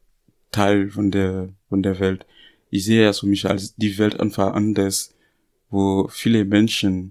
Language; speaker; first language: German; non-native, learner; Haitian Creole